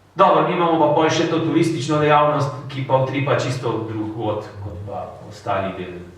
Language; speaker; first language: Slovenian; early bilingual, heritage; Slovenian